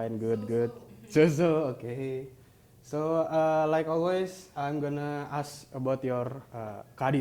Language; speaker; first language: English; non-native, local second language; Indonesian